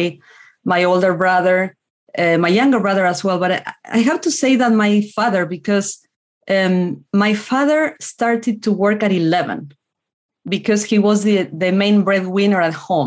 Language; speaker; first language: English; non-native, fluent; Spanish